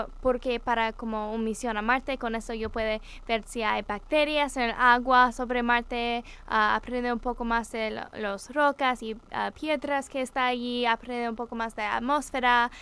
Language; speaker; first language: Spanish; non-native, learner; English